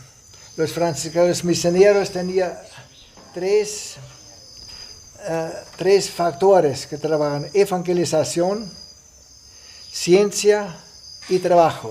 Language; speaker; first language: Spanish; non-native, fluent; Italian